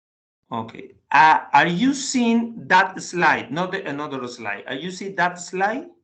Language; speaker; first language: English; non-native, learner; Spanish